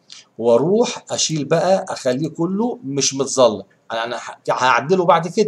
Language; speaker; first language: Arabic; native; Arabic